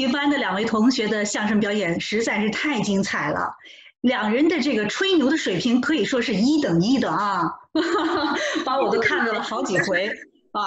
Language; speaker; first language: Chinese; native; Chinese